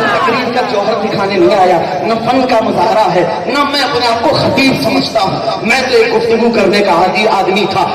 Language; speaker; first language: Urdu; native; Urdu